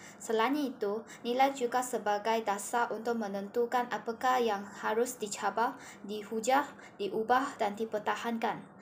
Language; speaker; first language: Malay; non-native, local second language; Chinese